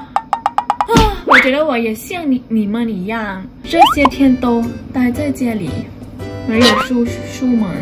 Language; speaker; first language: Chinese; non-native, fluent; Thai